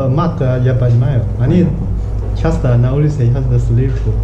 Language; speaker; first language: Russian; non-native, learner; Chinese